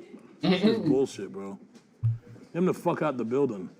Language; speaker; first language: English; native; English